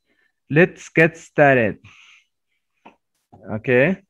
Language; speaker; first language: English; non-native, fluent; Spanish